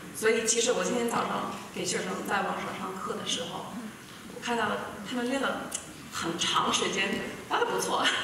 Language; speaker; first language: Chinese; non-native, fluent; English